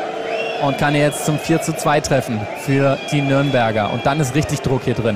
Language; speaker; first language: German; native; German